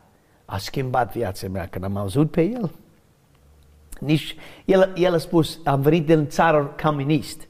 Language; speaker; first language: Romanian; non-native, learner; English